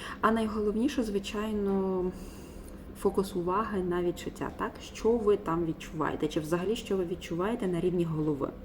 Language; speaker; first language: Ukrainian; non-native, local second language; Russian